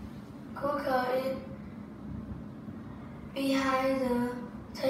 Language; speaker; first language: English; non-native, learner; Vietnamese